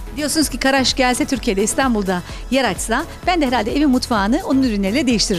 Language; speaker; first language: Turkish; native; Turkish